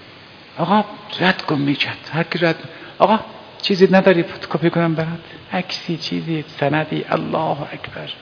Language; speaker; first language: Persian; native; Persian